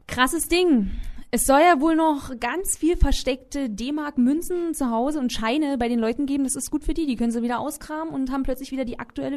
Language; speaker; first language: German; native; German